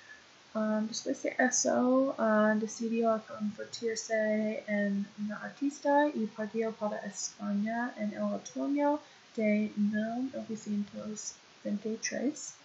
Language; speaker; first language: Spanish; non-native, learner; English